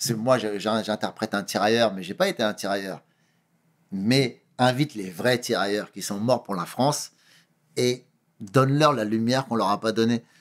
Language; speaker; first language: French; early bilingual, other home language; Kabuverdianu